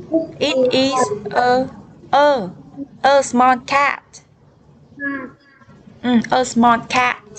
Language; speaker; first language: English; non-native, learner; Vietnamese